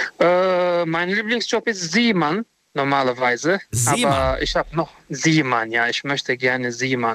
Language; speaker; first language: German; non-native, learner; Romanian